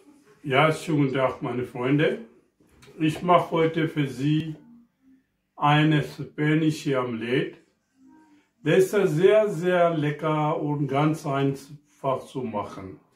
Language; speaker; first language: German; non-native, learner; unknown